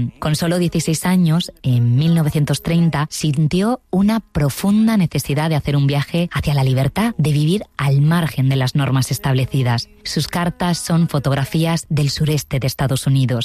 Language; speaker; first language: Spanish; native; Spanish